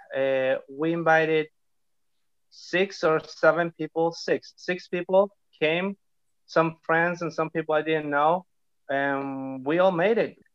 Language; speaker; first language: English; non-native, fluent; Spanish